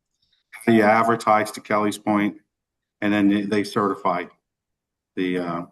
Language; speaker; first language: English; native; English